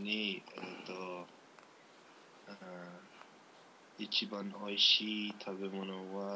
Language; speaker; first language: Japanese; non-native, learner; English